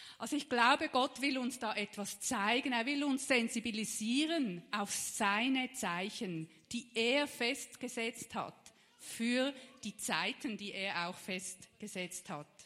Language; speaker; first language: German; native; German